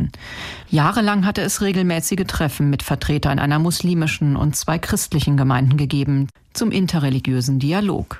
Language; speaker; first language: German; native; German